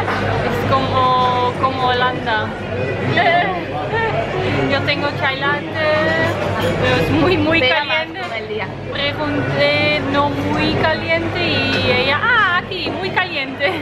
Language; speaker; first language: Spanish; non-native, learner; Dutch